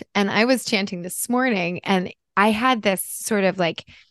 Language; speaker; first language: English; early bilingual, other home language; Italian